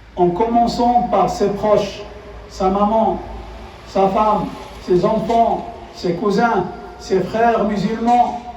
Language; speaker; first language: French; non-native, local second language; Arabic